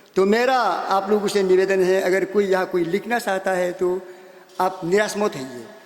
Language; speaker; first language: Hindi; non-native, local second language; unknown